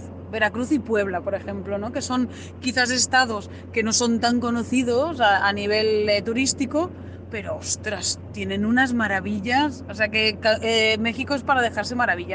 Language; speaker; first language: Spanish; native; Spanish